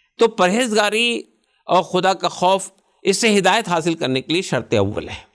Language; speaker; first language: Urdu; native; Urdu